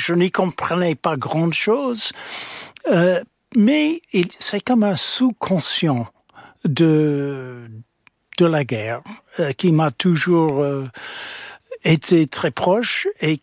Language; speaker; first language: French; non-native, fluent; English